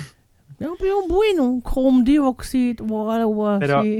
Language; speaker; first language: Spanish; non-native, fluent; German